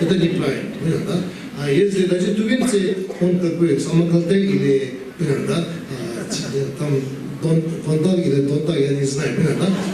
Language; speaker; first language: Russian; non-native, learner; Tibetan